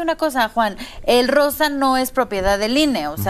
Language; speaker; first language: Spanish; native; Spanish